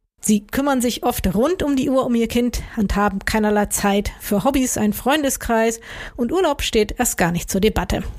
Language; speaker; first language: German; native; German